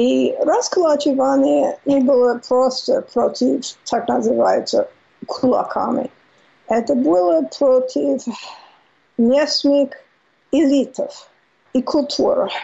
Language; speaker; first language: Russian; non-native, fluent; English